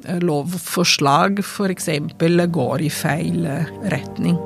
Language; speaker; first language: Norwegian; non-native, fluent; Italian